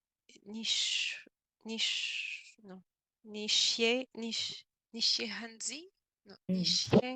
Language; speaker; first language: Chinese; non-native, learner; Portuguese